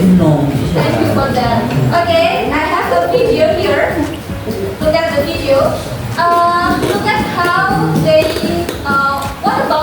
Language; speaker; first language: English; non-native, learner; Indonesian